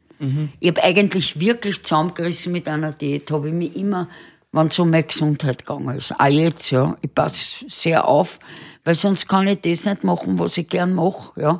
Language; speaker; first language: German; native; German